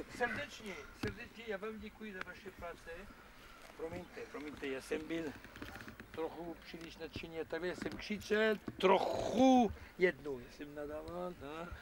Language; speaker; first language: Czech; non-native, fluent; French